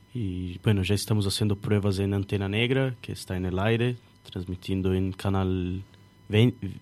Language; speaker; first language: Portuguese; native; Portuguese